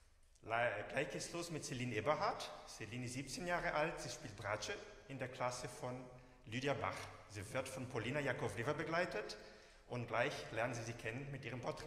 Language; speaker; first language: German; native; German